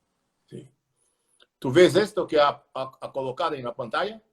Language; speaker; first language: Spanish; non-native, learner; Portuguese